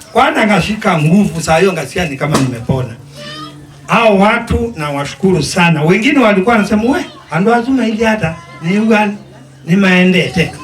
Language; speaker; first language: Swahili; non-native, local second language; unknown